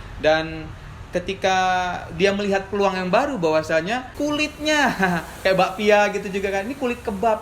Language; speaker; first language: Indonesian; native; Indonesian